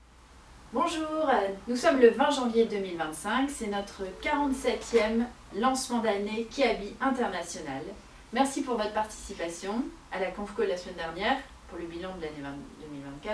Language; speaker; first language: French; native; French